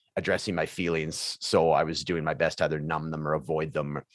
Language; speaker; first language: English; native; English